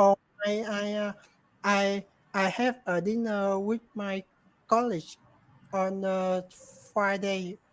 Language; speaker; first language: English; non-native, learner; Vietnamese